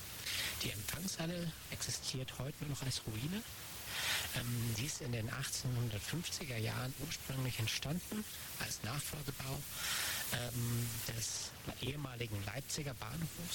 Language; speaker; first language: German; native; German